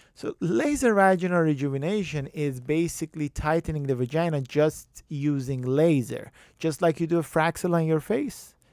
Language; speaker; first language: English; non-native, fluent; Persian